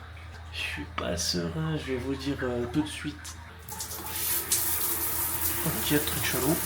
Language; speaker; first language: French; native; French